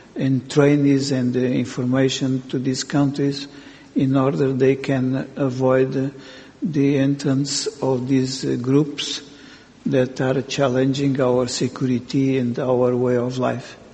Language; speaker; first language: English; non-native, fluent; Portuguese